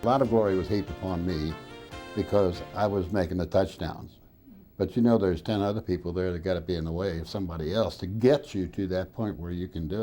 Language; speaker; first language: English; native; English